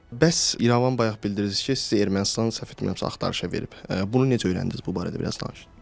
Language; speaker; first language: Azerbaijani; native; Azerbaijani